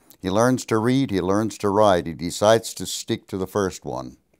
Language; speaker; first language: English; early bilingual, other home language; German